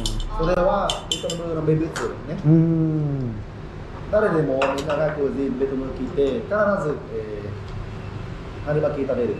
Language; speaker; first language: Japanese; non-native, learner; Vietnamese